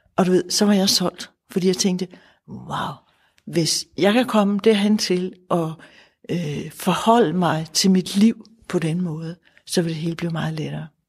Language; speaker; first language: Danish; native; Danish